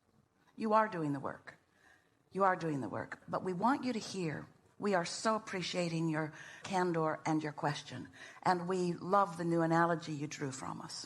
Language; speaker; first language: English; native; English